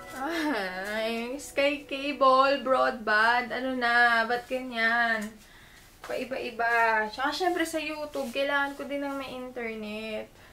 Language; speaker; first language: Filipino; native; Filipino